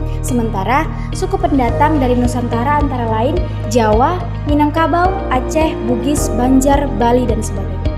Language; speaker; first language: Indonesian; native; Indonesian